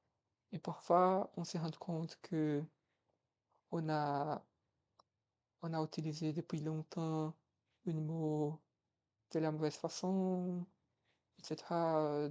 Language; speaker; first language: French; non-native, fluent; Portuguese